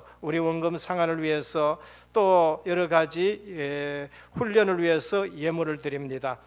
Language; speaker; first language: Korean; native; Korean